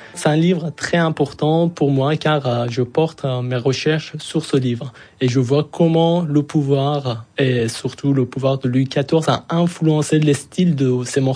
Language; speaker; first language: French; non-native, fluent; Persian